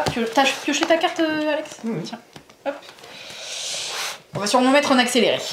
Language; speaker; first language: French; native; French